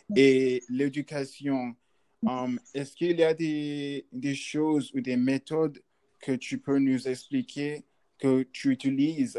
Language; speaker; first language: French; non-native, learner; English